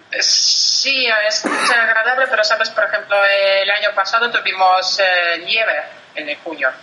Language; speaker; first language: Spanish; non-native, fluent; Russian